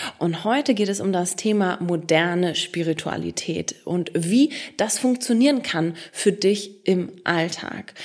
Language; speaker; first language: German; native; German